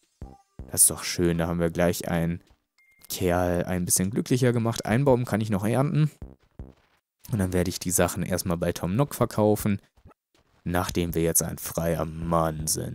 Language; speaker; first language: German; native; German